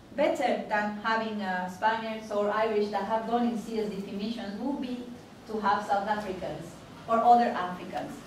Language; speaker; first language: English; non-native, fluent; Spanish